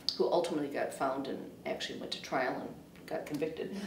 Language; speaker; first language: English; native; English